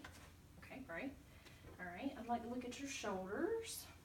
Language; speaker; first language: English; native; English